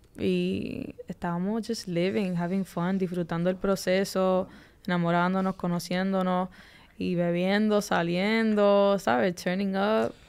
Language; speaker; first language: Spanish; early bilingual, heritage; Spanish